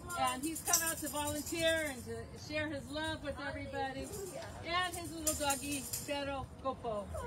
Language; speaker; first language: English; native; English